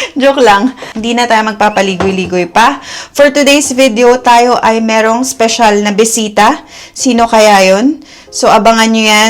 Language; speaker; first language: Filipino; native; Filipino